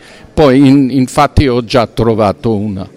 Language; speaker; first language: Italian; non-native, fluent; German